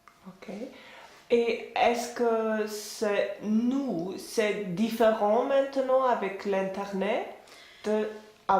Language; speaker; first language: French; non-native, fluent; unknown